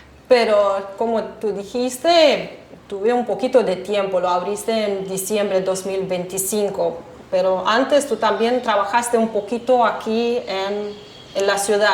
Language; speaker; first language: Spanish; non-native, fluent; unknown